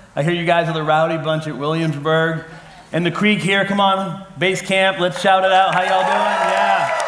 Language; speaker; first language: English; native; English